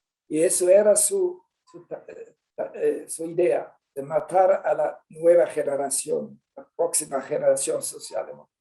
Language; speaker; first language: Spanish; non-native, fluent; Swedish